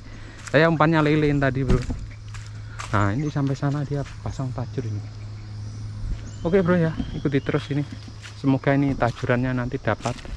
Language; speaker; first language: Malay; non-native, local second language; Javanese